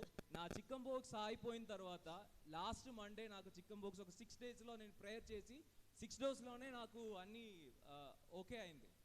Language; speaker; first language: Telugu; non-native, fluent; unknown